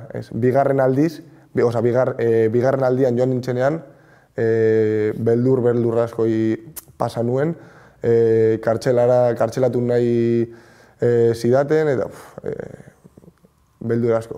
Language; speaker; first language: Basque; non-native, local second language; Spanish